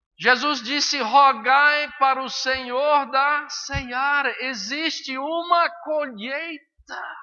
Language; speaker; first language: Portuguese; early bilingual, other home language; English